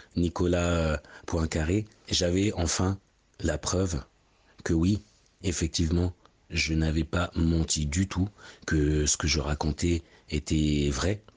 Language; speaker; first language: French; early bilingual, other home language; Bambara